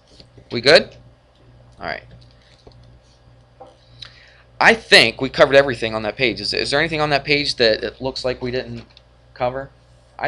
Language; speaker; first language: English; native; English